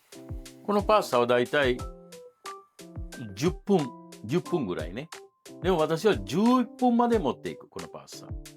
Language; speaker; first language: Japanese; non-native, fluent; Italian